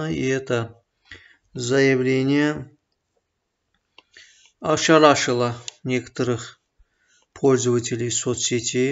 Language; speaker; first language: Russian; non-native, fluent; Azerbaijani